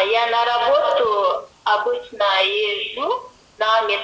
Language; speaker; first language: Russian; non-native, learner; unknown